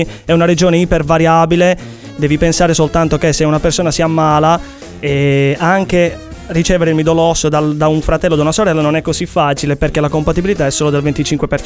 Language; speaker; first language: Italian; native; Italian